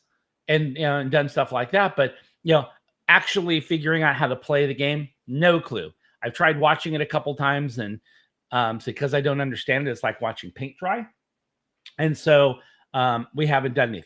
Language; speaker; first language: English; native; English